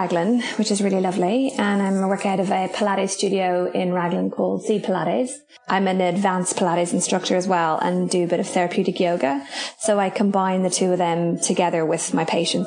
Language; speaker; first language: English; native; English